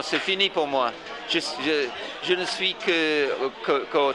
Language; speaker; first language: French; non-native, fluent; English